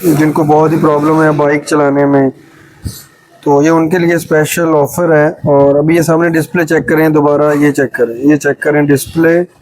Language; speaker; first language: Urdu; non-native, local second language; Punjabi